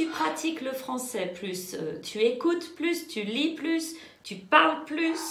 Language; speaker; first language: French; native; French